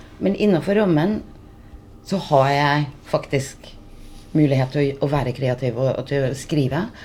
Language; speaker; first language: Norwegian; early bilingual, heritage; Norwegian